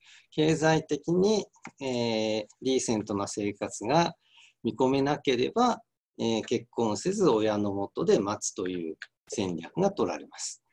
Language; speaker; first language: Japanese; native; Japanese